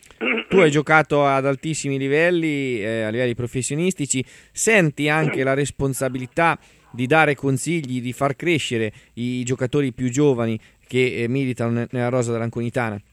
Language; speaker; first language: Italian; native; Italian